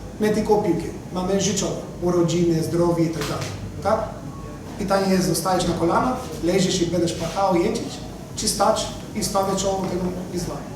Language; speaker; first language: Polish; non-native, fluent; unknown